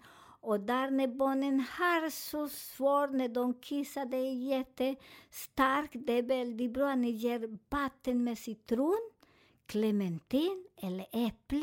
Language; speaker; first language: Swedish; non-native, learner; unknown